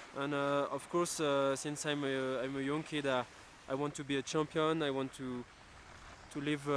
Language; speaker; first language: English; non-native, learner; French